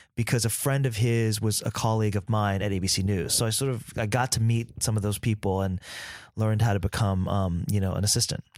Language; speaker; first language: English; early bilingual, other home language; Vietnamese